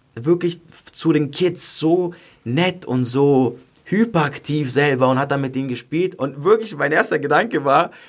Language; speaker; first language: German; early bilingual, other home language; Greek